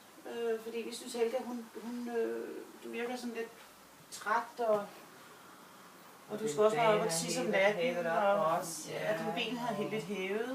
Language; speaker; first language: Danish; native; Danish